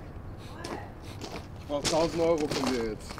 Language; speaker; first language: German; native; German